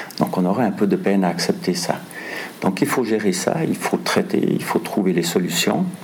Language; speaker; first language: French; non-native, local second language; German